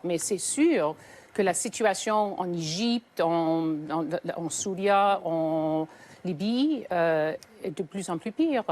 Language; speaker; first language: French; native; French